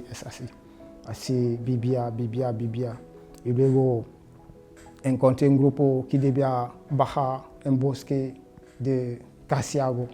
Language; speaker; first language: Spanish; non-native, learner; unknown